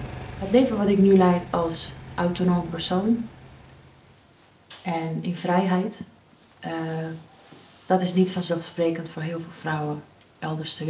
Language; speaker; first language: Dutch; early bilingual, other home language; Persian